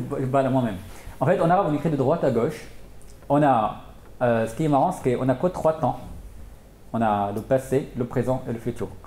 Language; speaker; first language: French; non-native, fluent; Arabic